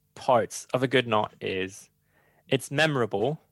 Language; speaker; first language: English; non-native, fluent; German